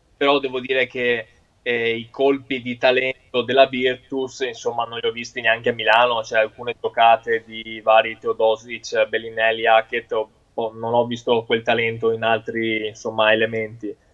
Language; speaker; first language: Italian; native; Italian